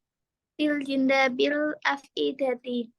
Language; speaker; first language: Arabic; non-native, learner; Indonesian